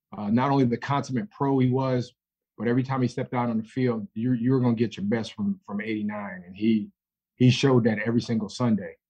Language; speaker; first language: English; native; English